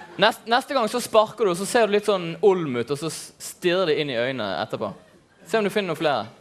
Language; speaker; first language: Norwegian; native; Norwegian